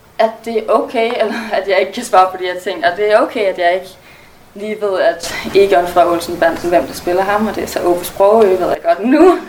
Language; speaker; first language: Danish; non-native, local second language; German